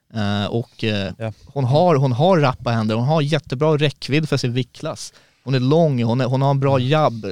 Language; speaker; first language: Swedish; native; Swedish